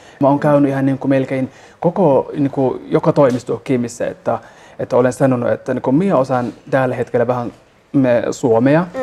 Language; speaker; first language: Finnish; non-native, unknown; Somali